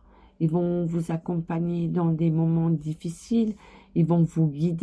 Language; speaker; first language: French; native; French